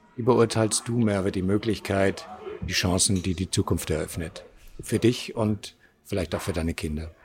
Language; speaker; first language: German; native; German